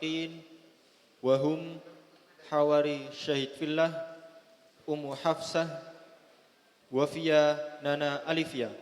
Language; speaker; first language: Arabic; non-native, fluent; Indonesian